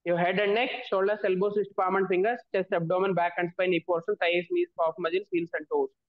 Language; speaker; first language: English; non-native, local second language; Telugu